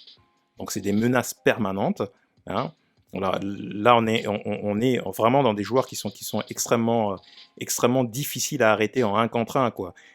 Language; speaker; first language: French; native; French